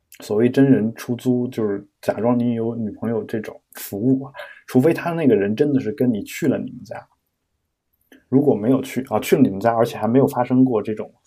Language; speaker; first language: Chinese; native; Chinese